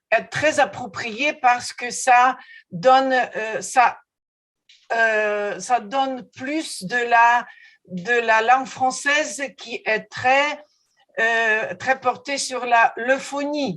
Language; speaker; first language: French; non-native, fluent; Ukrainian